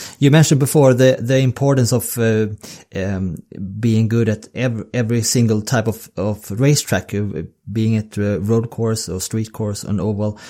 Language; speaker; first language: English; non-native, fluent; Swedish